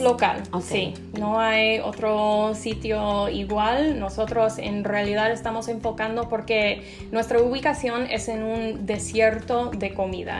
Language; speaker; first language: Spanish; non-native, fluent; English